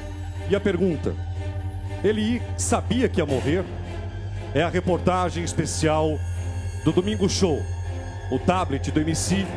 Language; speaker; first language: Portuguese; native; Portuguese